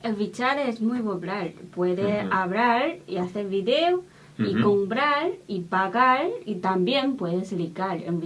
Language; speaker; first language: Spanish; non-native, learner; Chinese